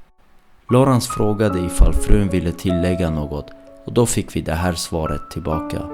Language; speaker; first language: Swedish; early bilingual, other home language; Armenian